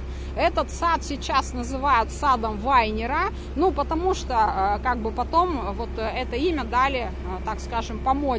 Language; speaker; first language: Russian; native; Russian